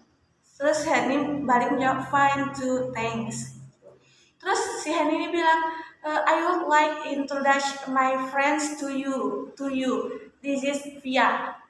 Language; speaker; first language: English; non-native, learner; Indonesian